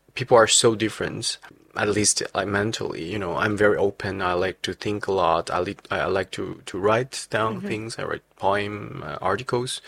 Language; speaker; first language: English; non-native, fluent; Chinese